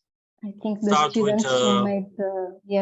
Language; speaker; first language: English; non-native, fluent; Portuguese